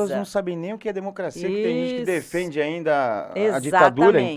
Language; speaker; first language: Portuguese; native; Portuguese